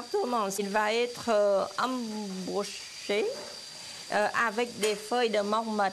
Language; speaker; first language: French; non-native, fluent; Vietnamese